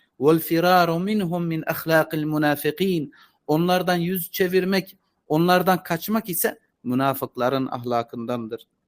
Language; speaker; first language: Turkish; native; Turkish